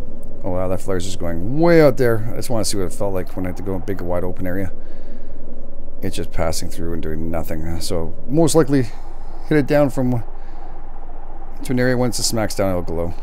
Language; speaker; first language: English; native; English